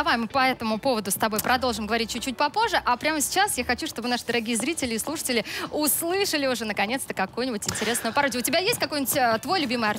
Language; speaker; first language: Russian; native; Russian